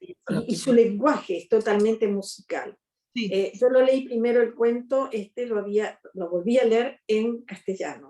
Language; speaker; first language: Spanish; native; Spanish